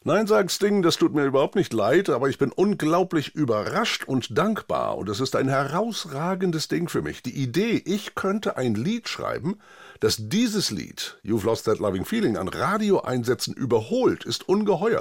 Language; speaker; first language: German; native; German